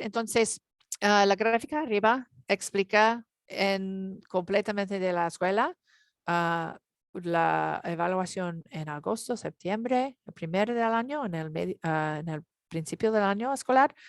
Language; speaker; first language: Spanish; non-native, learner; English